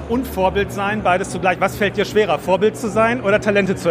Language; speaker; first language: German; native; German